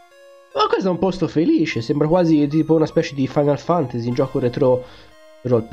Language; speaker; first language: Italian; native; Italian